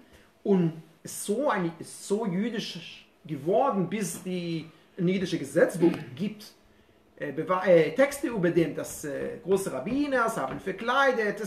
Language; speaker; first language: German; non-native, fluent; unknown